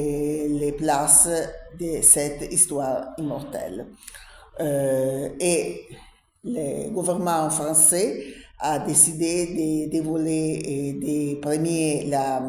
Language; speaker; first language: French; non-native, learner; Italian